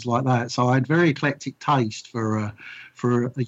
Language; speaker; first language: English; native; English